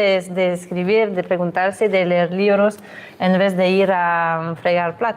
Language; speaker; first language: Spanish; non-native, fluent; French